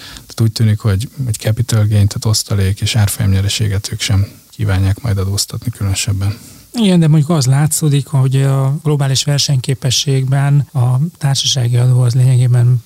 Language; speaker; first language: Hungarian; native; Hungarian